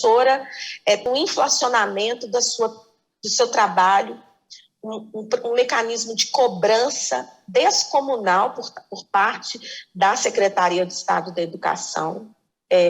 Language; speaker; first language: Portuguese; native; Portuguese